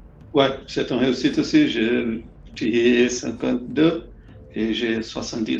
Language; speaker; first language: French; non-native, fluent; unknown